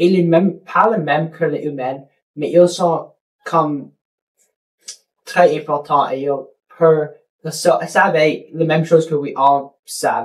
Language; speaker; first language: French; non-native, local second language; English